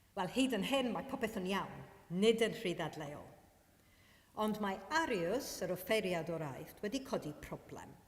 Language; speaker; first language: Welsh; non-native, fluent; Maltese